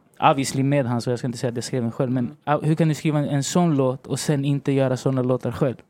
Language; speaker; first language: Swedish; early bilingual, other home language; Spanish